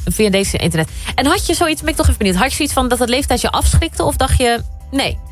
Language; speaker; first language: Dutch; native; Dutch